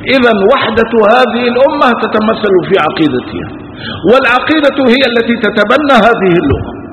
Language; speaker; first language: Arabic; early bilingual, other home language; Kurdish